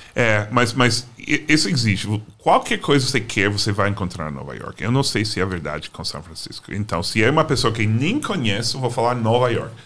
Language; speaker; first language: Portuguese; non-native, fluent; English